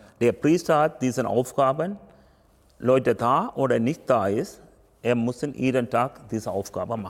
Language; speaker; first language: German; non-native, learner; Tamil